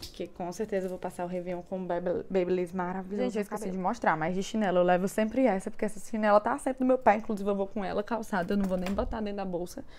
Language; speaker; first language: Portuguese; native; Portuguese